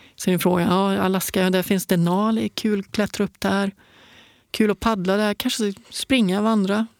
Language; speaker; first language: Swedish; native; Swedish